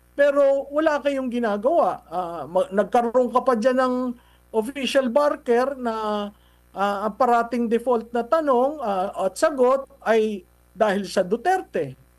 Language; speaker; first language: Filipino; native; Filipino